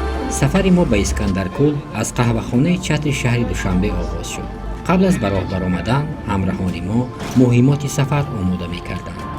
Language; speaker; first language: Persian; native; Persian